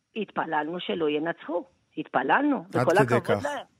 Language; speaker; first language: Hebrew; early bilingual, other home language; Persian